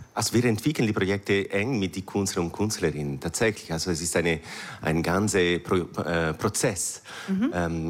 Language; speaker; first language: German; non-native, fluent; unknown